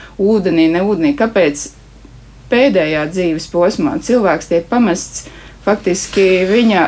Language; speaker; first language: Latvian; native; Latvian